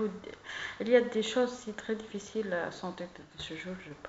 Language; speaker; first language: French; non-native, learner; Arabic